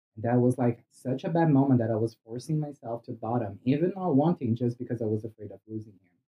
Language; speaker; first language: English; non-native, fluent; Portuguese